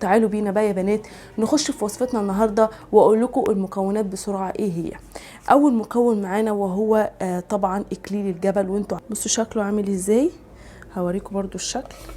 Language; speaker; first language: Arabic; native; Arabic